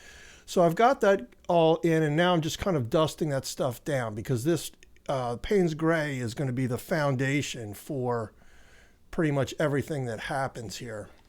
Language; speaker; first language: English; native; English